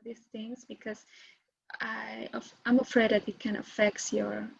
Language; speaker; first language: English; non-native, fluent; Indonesian